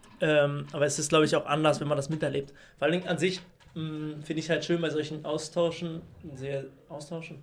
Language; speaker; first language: German; early bilingual, other home language; Greek